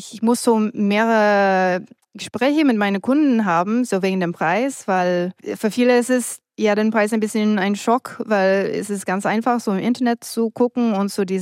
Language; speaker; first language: German; non-native, fluent; English